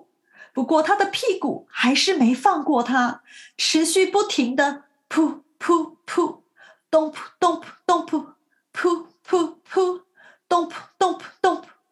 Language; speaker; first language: Chinese; native; Chinese